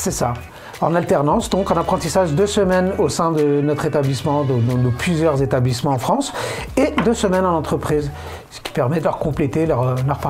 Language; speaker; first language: French; native; French